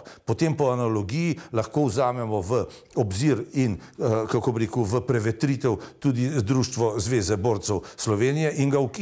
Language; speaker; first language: Slovenian; native; Slovenian